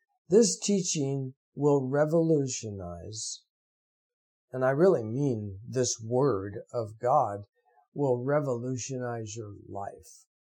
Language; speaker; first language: English; native; English